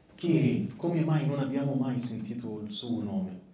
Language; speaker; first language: Italian; non-native, fluent; Arabic